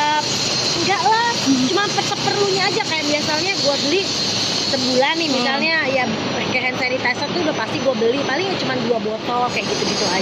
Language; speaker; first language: Indonesian; native; Indonesian